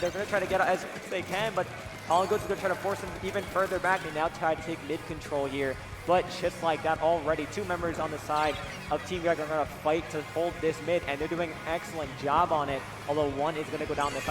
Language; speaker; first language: English; native; English